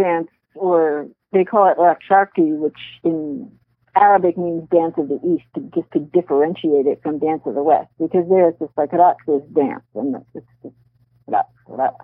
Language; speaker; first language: English; native; English